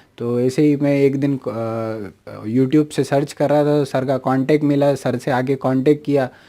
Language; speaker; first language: Hindi; native; Hindi